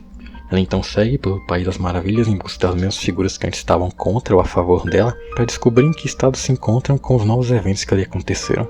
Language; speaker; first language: Portuguese; native; Portuguese